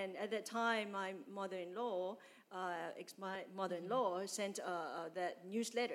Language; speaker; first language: English; non-native, fluent; Burmese